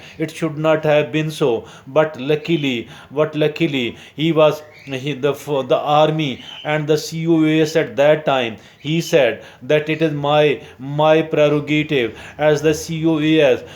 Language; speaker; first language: English; non-native, local second language; Urdu